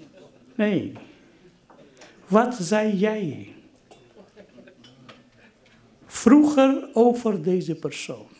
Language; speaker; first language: Dutch; non-native, fluent; Urdu